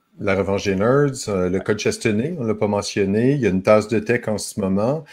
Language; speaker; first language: French; native; French